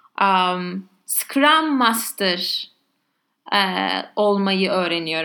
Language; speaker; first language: Turkish; non-native, learner; Spanish